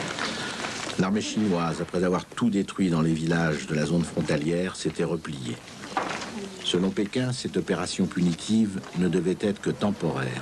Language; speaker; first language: French; native; French